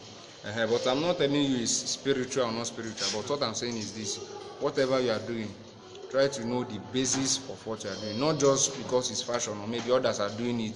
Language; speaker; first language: English; non-native, local second language; Igbo